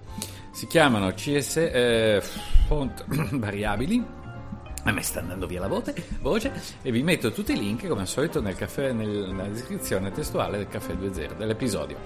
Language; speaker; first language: Italian; native; Italian